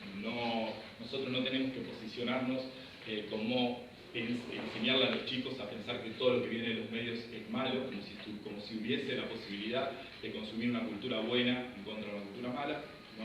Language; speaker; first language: Spanish; native; Spanish